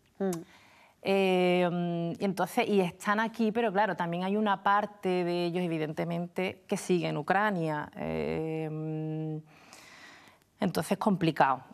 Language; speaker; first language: Spanish; native; Spanish